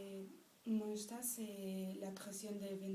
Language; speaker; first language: French; non-native, fluent; Spanish